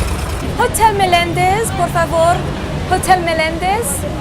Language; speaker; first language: Spanish; non-native, learner; English